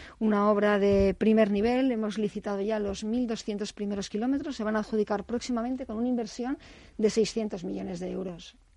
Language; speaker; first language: Spanish; native; Spanish